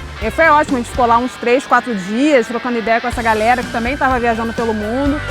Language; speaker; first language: Portuguese; native; Portuguese